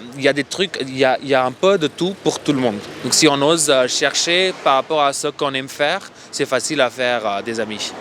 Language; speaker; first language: French; non-native, fluent; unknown